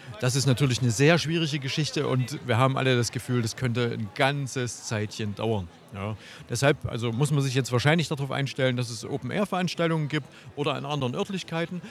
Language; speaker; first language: German; native; German